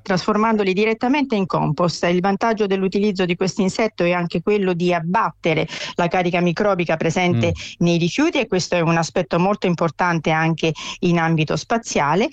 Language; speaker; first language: Italian; native; Italian